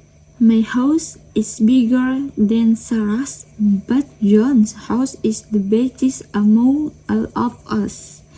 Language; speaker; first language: English; non-native, learner; Indonesian